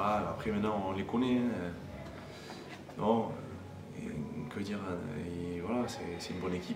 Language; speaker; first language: French; native; French